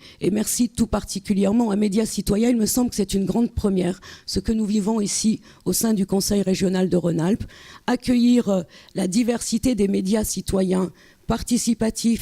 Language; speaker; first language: French; native; French